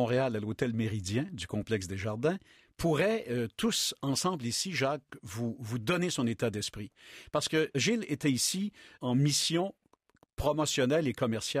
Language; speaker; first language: French; native; French